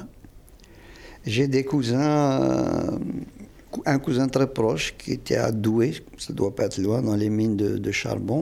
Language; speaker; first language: French; non-native, local second language; Kabyle